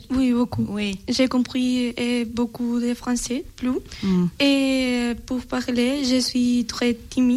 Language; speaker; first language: French; non-native, learner; Spanish